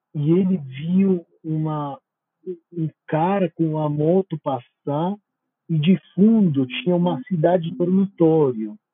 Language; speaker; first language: Portuguese; non-native, fluent; Italian